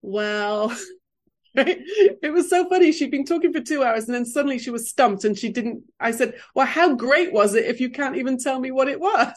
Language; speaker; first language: English; native; English